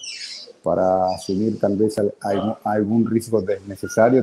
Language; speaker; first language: Portuguese; non-native, fluent; Spanish